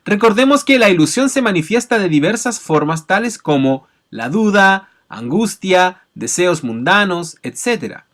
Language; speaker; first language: Spanish; native; Spanish